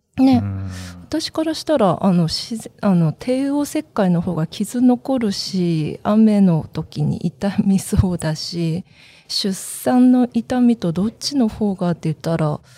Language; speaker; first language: Japanese; early bilingual, other home language; Korean